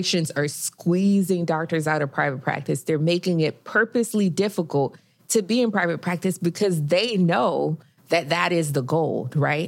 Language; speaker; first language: English; native; English